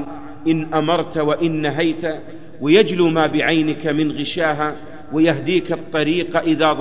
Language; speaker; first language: Arabic; native; Arabic